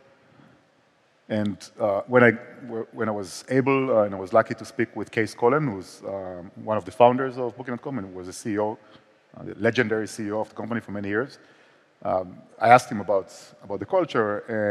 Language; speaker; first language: English; non-native, fluent; Hebrew